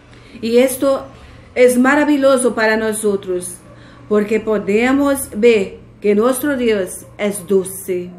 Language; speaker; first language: Spanish; non-native, fluent; Portuguese